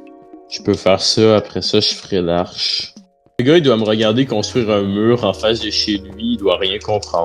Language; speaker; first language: French; native; French